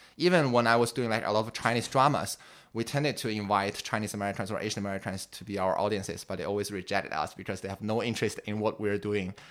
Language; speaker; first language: English; non-native, fluent; Chinese